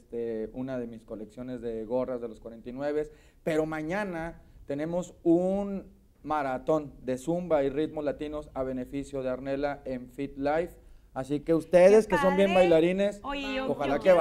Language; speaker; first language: Spanish; native; Spanish